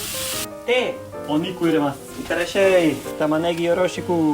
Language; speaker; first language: Japanese; non-native, learner; Serbian